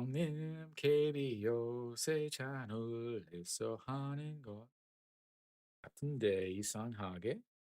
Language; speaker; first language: Korean; non-native, learner; English